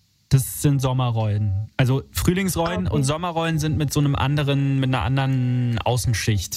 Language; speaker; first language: German; native; German